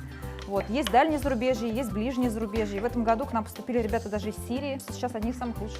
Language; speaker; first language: Russian; native; Russian